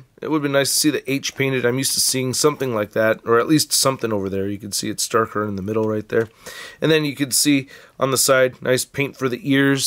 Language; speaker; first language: English; native; English